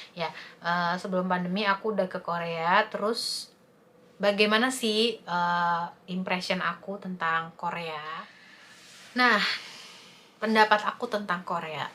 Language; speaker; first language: Indonesian; native; Indonesian